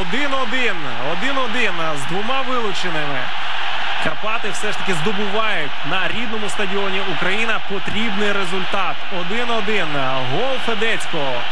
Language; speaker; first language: Ukrainian; native; Ukrainian